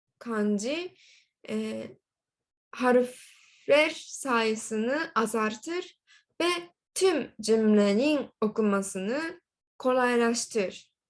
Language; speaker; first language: Turkish; non-native, learner; Japanese